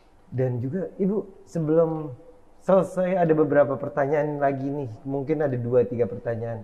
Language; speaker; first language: Indonesian; native; Indonesian